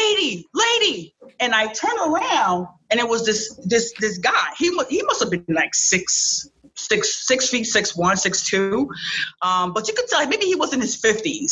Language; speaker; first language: English; early bilingual, other home language; Haitian Creole